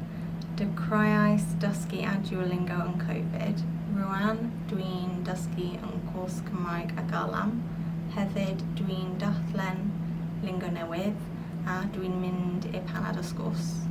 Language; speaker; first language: Welsh; non-native, learner; English